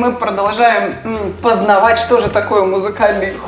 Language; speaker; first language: Russian; native; Russian